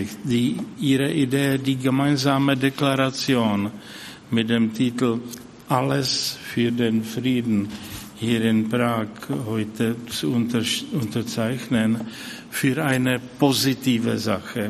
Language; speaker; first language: German; non-native, fluent; Czech